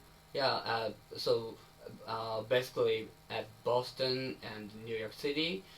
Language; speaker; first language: English; non-native, learner; Japanese